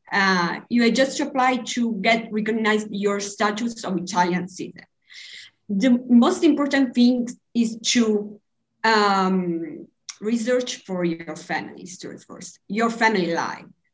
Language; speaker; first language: English; non-native, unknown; Italian